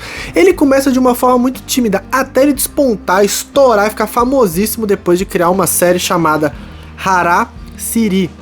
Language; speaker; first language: Portuguese; native; Portuguese